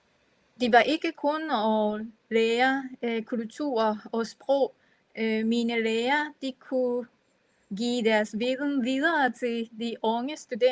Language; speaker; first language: Danish; non-native, fluent; Japanese